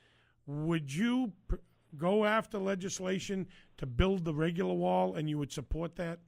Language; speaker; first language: English; native; English